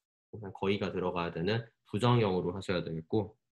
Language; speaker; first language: Korean; native; Korean